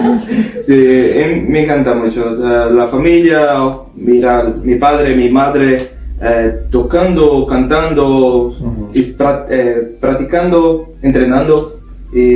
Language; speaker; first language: Spanish; non-native, learner; Portuguese